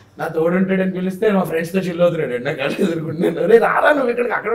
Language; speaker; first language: Telugu; native; Telugu